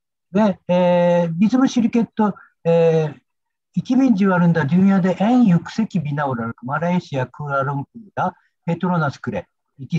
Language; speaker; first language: Turkish; non-native, learner; Japanese